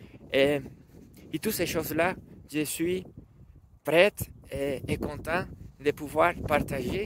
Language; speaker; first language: French; non-native, learner; Spanish